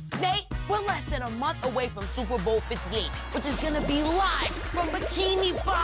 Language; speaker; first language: English; native; English